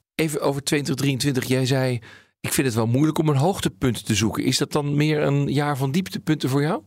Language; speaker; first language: Dutch; native; Dutch